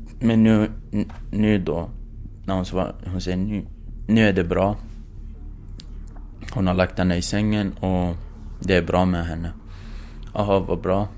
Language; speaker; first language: Swedish; non-native, fluent; Kurdish